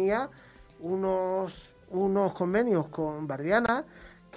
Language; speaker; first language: Spanish; native; Spanish